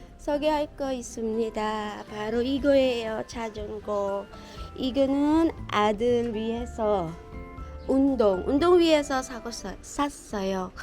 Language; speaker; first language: Korean; non-native, fluent; Filipino